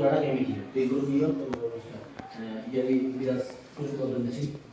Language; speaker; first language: Turkish; non-native, learner; Bangla